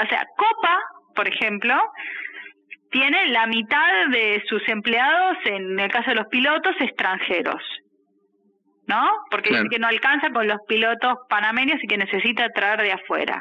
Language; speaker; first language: Spanish; native; Spanish